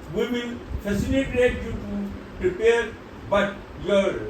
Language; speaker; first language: English; non-native, local second language; Urdu